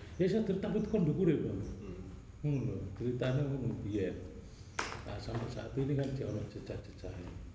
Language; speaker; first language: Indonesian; non-native, local second language; Javanese